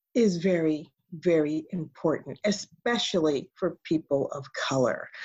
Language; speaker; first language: English; early bilingual, other home language; Spanish